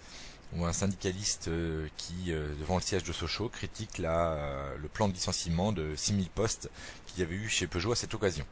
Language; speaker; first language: French; native; French